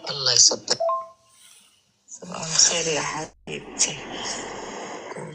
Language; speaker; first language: Arabic; native; Arabic